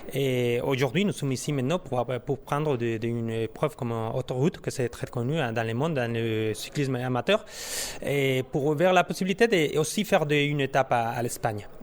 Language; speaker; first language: French; non-native, learner; Spanish